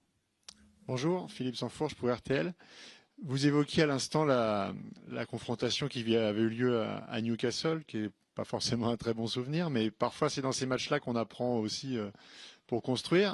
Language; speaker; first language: French; native; French